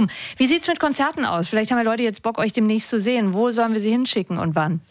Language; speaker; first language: German; native; German